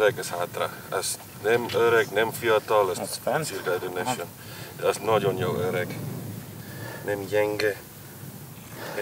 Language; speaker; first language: Hungarian; non-native, learner; Afrikaans